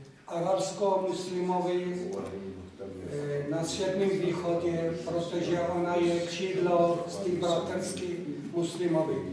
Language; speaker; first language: Czech; non-native, learner; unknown